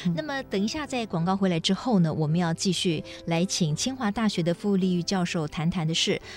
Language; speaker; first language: Chinese; non-native, local second language; Min Nan Chinese